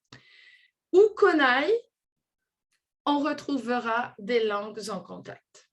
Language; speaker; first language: French; non-native, fluent; Portuguese